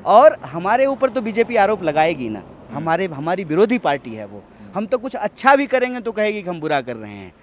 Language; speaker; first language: Hindi; native; Hindi